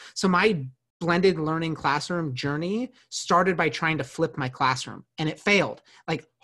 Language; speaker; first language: English; native; English